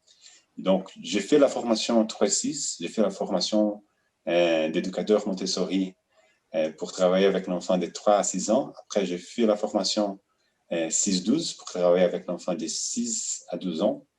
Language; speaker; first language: French; non-native, fluent; Portuguese